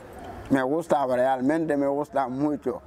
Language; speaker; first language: Spanish; non-native, local second language; Wolof